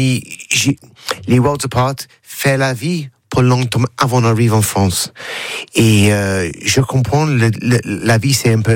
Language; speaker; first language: French; non-native, learner; English